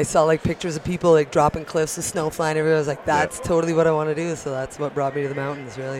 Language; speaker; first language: English; native; English